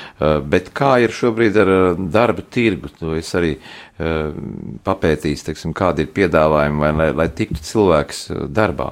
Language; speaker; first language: Latvian; native; Latvian